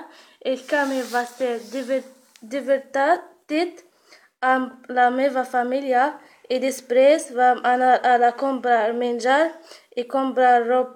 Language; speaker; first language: Catalan; non-native, learner; Arabic